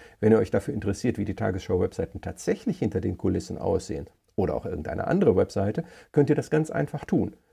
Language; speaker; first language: German; native; German